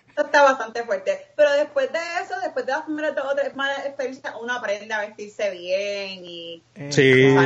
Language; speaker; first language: Spanish; native; Spanish